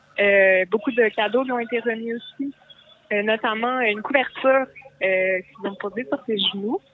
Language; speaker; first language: French; native; French